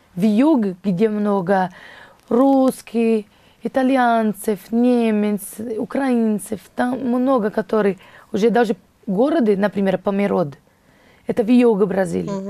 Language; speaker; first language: Russian; non-native, learner; Portuguese